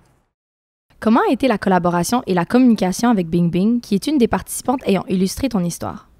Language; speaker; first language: French; early bilingual, other home language; Chinese